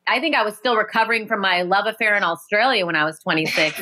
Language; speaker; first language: English; native; English